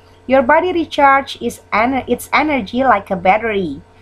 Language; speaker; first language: English; non-native, fluent; Indonesian